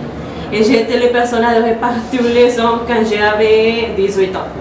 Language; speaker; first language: French; non-native, learner; Spanish